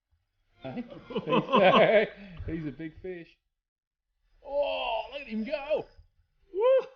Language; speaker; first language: English; native; English